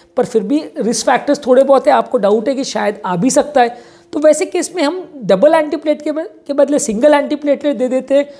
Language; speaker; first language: Hindi; native; Hindi